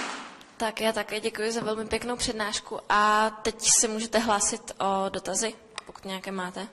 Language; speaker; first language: Czech; native; Czech